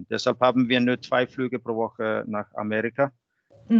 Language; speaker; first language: German; non-native, fluent; Icelandic